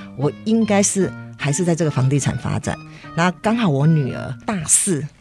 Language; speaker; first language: Chinese; native; Chinese